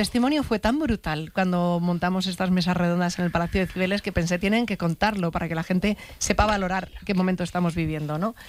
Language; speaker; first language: Spanish; native; Spanish